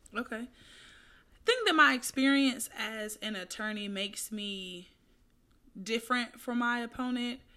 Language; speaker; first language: English; native; English